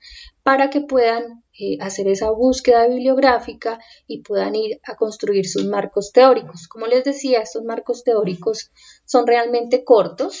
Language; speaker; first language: Spanish; native; Spanish